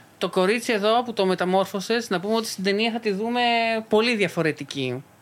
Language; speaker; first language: Greek; native; Greek